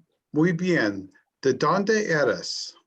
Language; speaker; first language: Spanish; non-native, learner; English